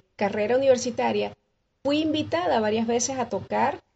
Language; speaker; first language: Spanish; native; Spanish